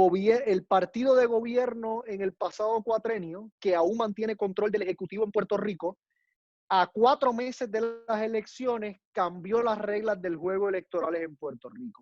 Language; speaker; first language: Spanish; native; Spanish